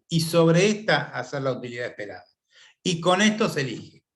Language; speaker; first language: Spanish; native; Spanish